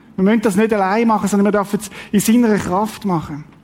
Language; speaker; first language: German; native; German